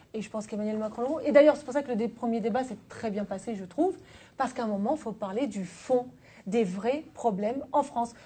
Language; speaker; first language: French; native; French